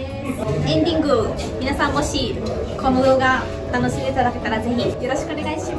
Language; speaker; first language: Japanese; non-native, fluent; Italian